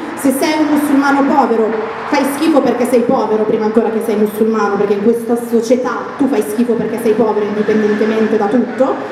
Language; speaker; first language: Italian; early bilingual, other home language; Arabic